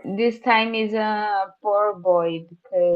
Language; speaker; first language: English; non-native, learner; Portuguese